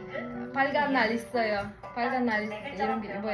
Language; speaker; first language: Korean; non-native, learner; Kazakh